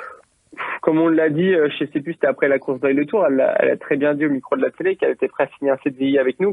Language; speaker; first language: French; native; French